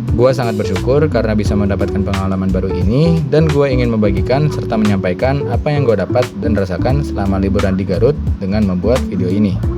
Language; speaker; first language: Indonesian; native; Indonesian